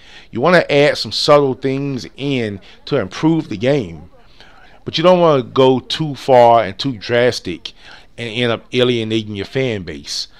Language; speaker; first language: English; native; English